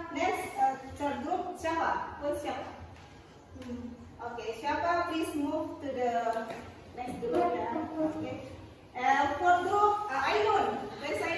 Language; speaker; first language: English; non-native, fluent; Indonesian